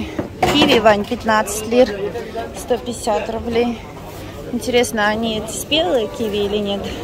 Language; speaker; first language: Russian; native; Russian